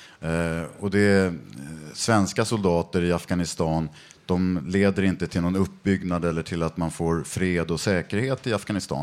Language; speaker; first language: Swedish; native; Swedish